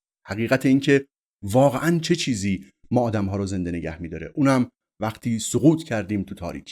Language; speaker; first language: Persian; native; Persian